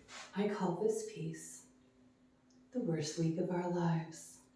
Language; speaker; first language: English; native; English